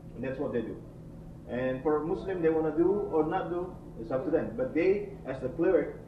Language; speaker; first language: English; non-native, fluent; Indonesian